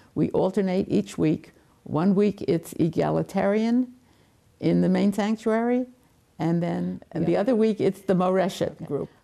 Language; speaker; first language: English; native; English